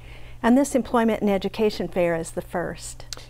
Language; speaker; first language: English; native; English